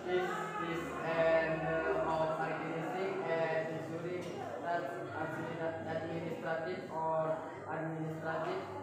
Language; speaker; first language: English; non-native, learner; Indonesian